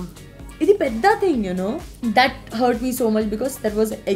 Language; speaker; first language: Telugu; non-native, learner; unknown